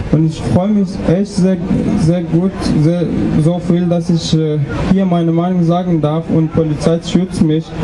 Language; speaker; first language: German; non-native, learner; Persian